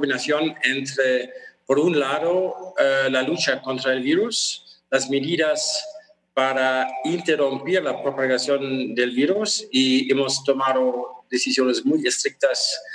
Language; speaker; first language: Spanish; non-native, fluent; German